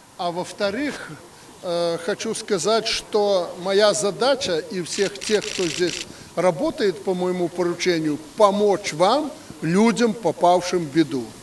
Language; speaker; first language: Russian; native; Russian